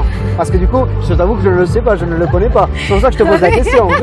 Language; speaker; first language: French; native; French